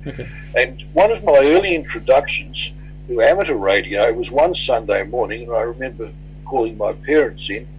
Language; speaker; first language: English; native; English